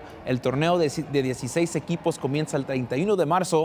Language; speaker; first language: Spanish; native; Spanish